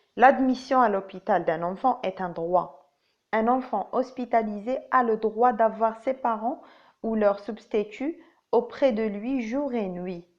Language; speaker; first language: French; non-native, local second language; Arabic